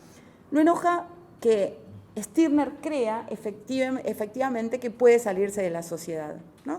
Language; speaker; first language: Spanish; native; Spanish